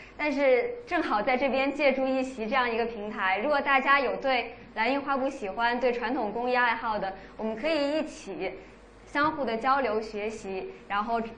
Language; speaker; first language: Chinese; native; Chinese